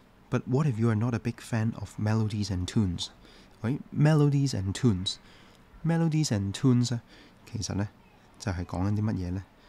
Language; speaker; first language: English; non-native, local second language; Cantonese